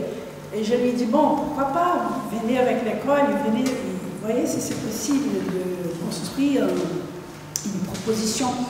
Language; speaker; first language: French; non-native, fluent; Portuguese